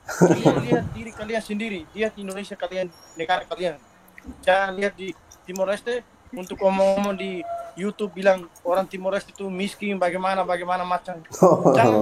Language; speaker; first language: Indonesian; non-native, local second language; Tetum